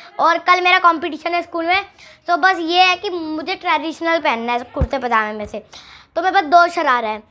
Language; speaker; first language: Hindi; native; Hindi